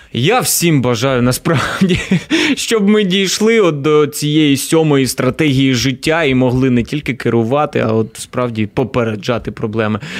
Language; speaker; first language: Ukrainian; native; Ukrainian